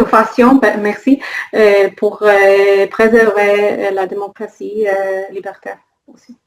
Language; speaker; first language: French; non-native, learner; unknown